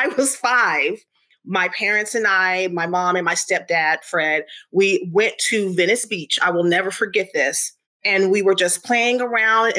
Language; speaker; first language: English; native; English